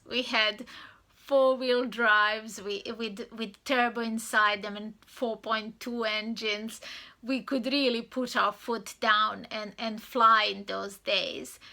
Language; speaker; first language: English; non-native, fluent; Serbian